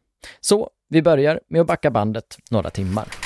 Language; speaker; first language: Swedish; native; Swedish